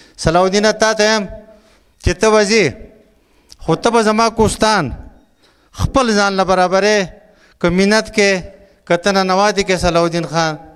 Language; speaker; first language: Pashto; native; Pashto